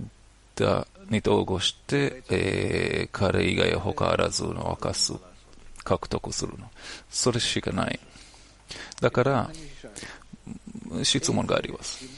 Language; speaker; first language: Japanese; non-native, learner; Hebrew